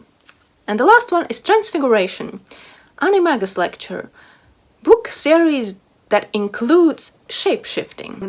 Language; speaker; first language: English; non-native, fluent; Latvian